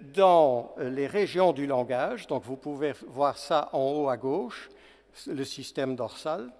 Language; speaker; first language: French; non-native, fluent; Portuguese